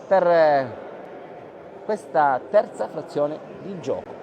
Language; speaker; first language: Italian; native; Italian